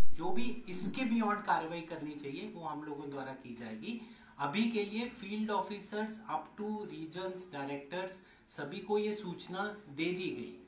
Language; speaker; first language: Hindi; non-native, local second language; Marathi